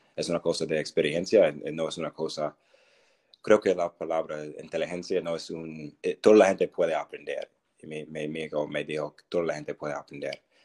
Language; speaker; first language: Spanish; non-native, learner; English